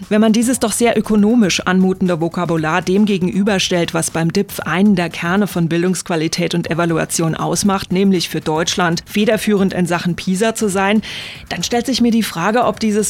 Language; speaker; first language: German; native; German